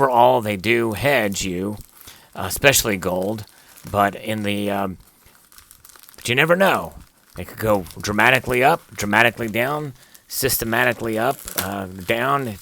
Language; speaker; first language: English; native; English